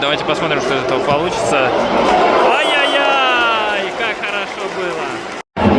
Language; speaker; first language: Russian; native; Russian